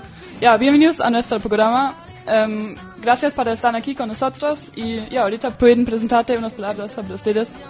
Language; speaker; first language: Spanish; non-native, fluent; German